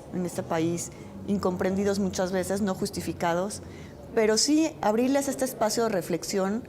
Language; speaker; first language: Spanish; native; Spanish